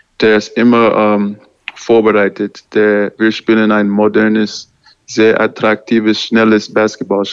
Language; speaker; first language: German; non-native, learner; English